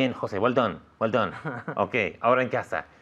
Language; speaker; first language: Spanish; non-native, fluent; English